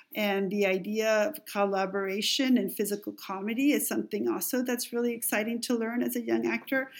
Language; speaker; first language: English; non-native, fluent; Spanish